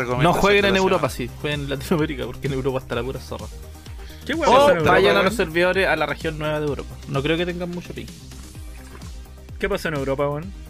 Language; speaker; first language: Spanish; native; Spanish